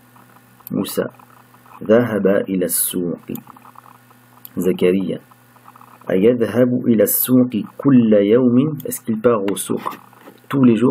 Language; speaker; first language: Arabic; non-native, fluent; French